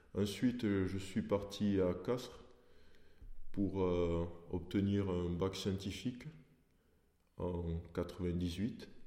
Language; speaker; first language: French; early bilingual, other home language; Portuguese